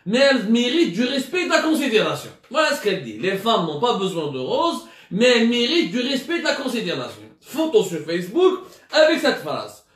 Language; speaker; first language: French; non-native, local second language; Arabic